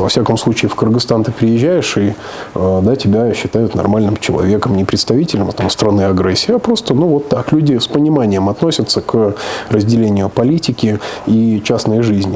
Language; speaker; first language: Russian; native; Russian